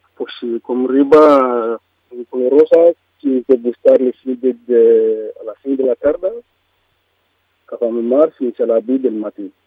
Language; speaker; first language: Catalan; non-native, learner; Mandingo